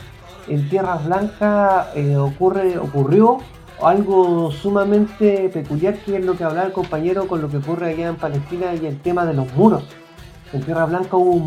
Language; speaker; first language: Spanish; native; Spanish